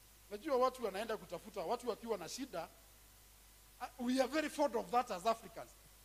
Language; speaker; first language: English; non-native, local second language; Kikuyu